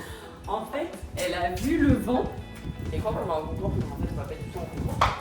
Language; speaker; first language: French; native; French